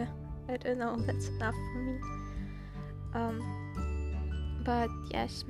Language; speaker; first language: English; non-native, fluent; Russian